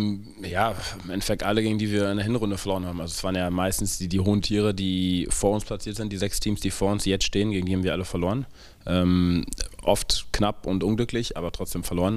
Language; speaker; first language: German; native; German